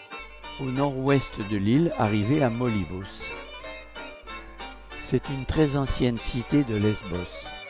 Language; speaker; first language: French; native; French